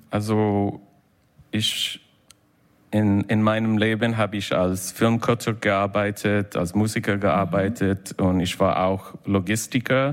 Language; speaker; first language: German; non-native, fluent; English